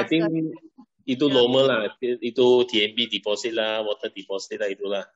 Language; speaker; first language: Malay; non-native, local second language; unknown